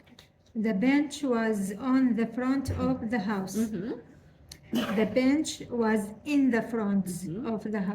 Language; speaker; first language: English; non-native, learner; Arabic